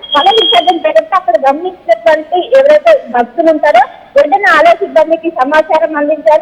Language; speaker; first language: Telugu; native; Telugu